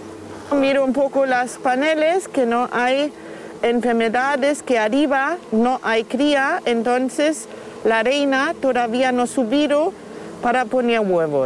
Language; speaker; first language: Spanish; non-native, fluent; German